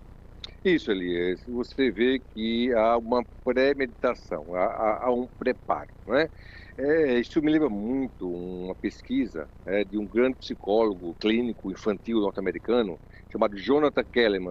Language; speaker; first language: Portuguese; native; Portuguese